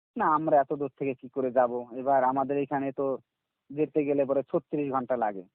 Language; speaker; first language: Bangla; native; Bangla